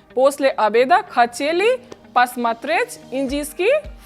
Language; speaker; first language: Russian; non-native, fluent; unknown